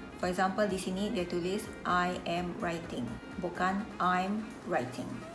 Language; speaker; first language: English; non-native, local second language; Malay